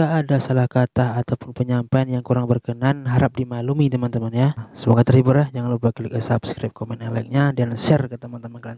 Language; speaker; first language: Indonesian; non-native, local second language; Malay